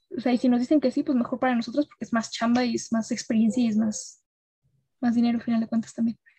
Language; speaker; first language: Spanish; native; Spanish